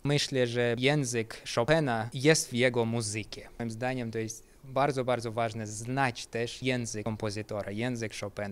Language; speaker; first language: Polish; non-native, fluent; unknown